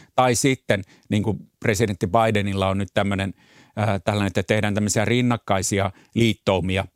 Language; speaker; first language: Finnish; native; Finnish